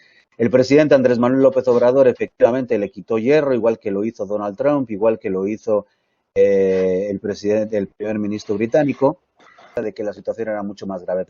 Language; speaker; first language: Spanish; native; Spanish